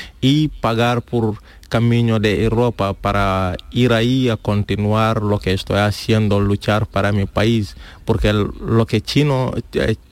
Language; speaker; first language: Spanish; non-native, learner; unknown